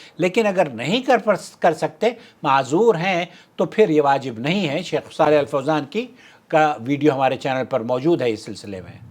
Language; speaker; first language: Urdu; native; Urdu